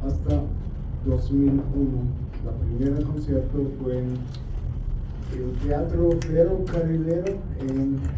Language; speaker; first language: Spanish; non-native, learner; German